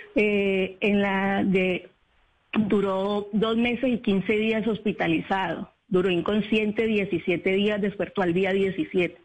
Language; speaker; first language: Spanish; native; Spanish